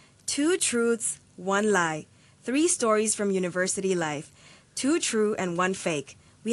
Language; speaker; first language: English; non-native, local second language; Bangla